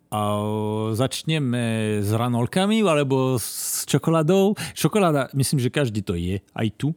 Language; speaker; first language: Slovak; non-native, fluent; French